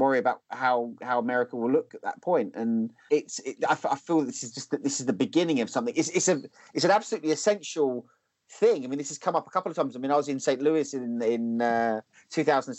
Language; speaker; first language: English; native; English